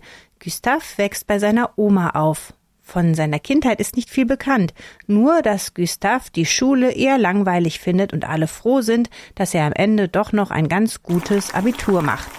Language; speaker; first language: German; native; German